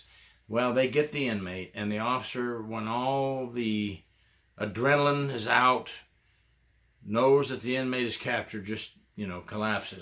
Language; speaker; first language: English; native; English